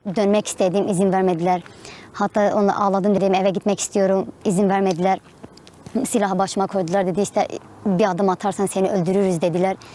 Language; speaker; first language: Turkish; non-native, local second language; Kurdish